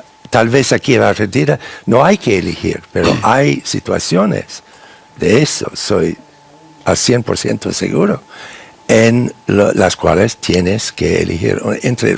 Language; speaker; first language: Spanish; non-native, fluent; English